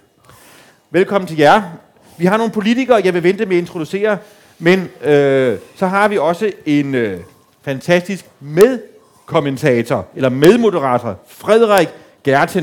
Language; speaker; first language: Danish; native; Danish